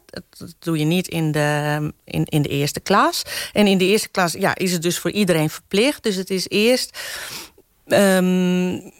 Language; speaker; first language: Dutch; non-native, local second language; Western Frisian